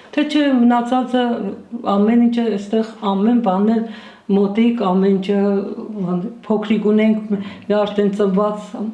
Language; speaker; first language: Armenian; native; Armenian